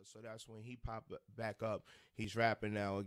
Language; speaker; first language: English; native; English